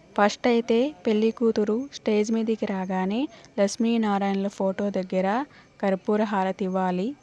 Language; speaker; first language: Telugu; native; Telugu